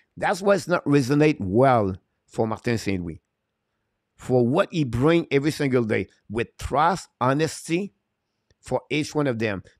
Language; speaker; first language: English; non-native, fluent; French